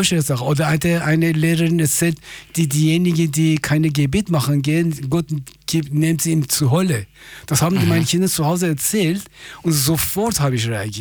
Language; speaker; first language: German; non-native, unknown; Persian